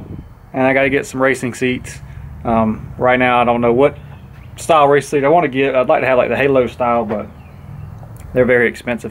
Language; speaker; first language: English; native; English